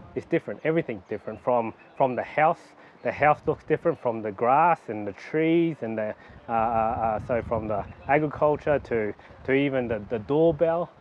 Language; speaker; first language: English; native; English